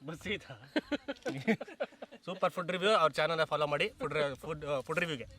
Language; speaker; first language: Kannada; native; Kannada